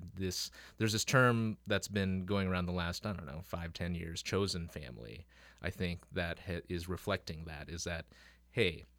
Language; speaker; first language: English; early bilingual, other home language; Filipino